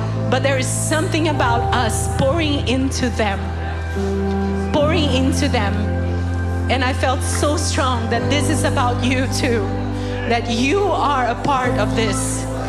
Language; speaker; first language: English; non-native, fluent; Portuguese